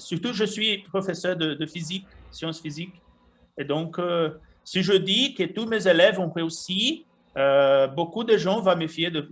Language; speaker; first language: French; non-native, fluent; Portuguese